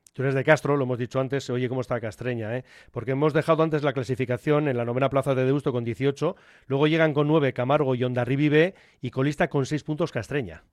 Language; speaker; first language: Spanish; native; Spanish